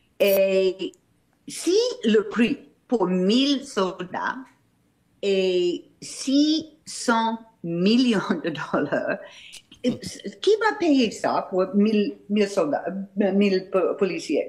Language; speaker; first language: French; non-native, fluent; English